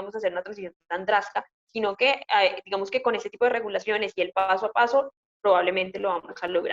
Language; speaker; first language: Spanish; native; Spanish